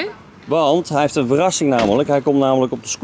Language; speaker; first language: Dutch; native; Dutch